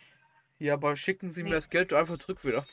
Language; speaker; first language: German; native; German